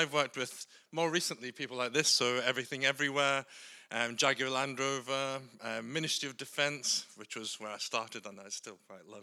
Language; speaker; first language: English; native; English